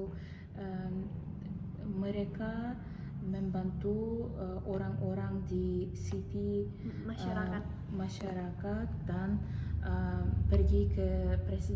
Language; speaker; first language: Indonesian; non-native, learner; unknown